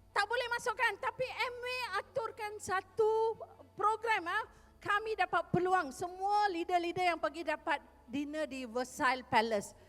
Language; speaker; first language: Malay; non-native, local second language; Tamil